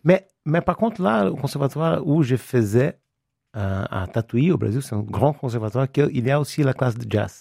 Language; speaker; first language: French; non-native, fluent; Portuguese